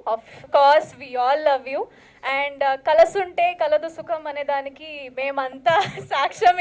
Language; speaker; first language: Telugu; non-native, local second language; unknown